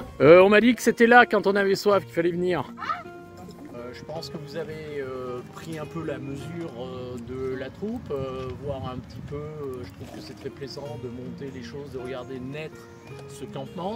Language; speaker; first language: French; native; French